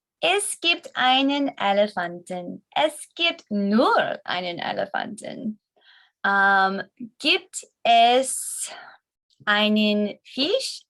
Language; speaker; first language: German; non-native, learner; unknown